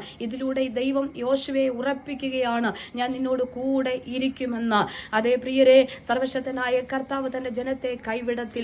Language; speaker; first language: Malayalam; native; Malayalam